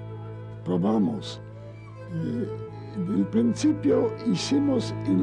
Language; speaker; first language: Spanish; non-native, learner; Yiddish